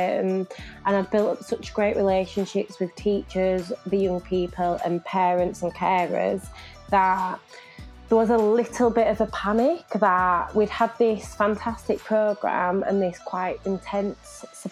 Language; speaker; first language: English; native; English